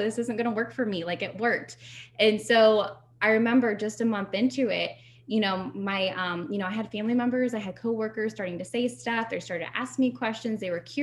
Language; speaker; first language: English; native; English